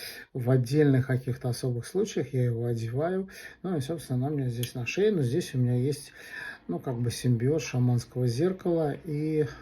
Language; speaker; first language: Russian; native; Russian